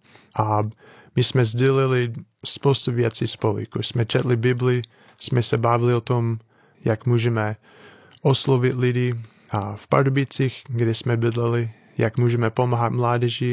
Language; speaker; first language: Czech; non-native, fluent; English